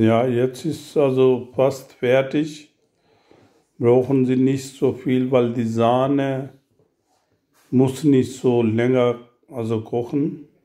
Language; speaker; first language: German; non-native, learner; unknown